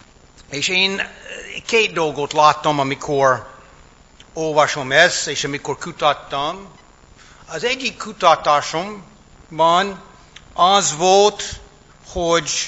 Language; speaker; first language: Hungarian; non-native, fluent; English